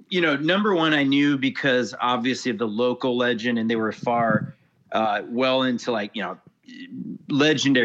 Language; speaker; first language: English; native; English